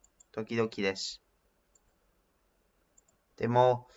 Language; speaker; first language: Japanese; non-native, learner; English